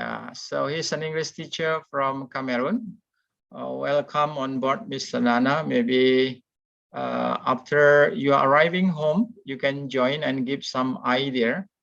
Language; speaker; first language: English; non-native, fluent; Indonesian